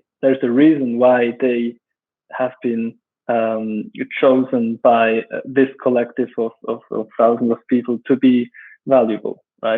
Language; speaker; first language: English; non-native, fluent; German